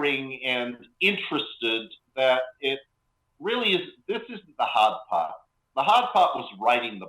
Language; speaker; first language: English; native; English